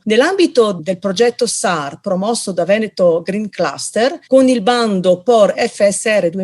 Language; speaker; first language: Italian; native; Italian